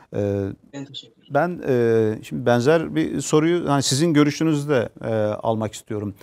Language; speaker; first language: Turkish; native; Turkish